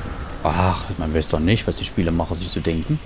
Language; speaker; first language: German; native; German